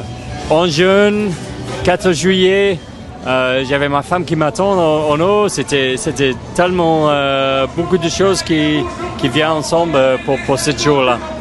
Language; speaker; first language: French; non-native, fluent; English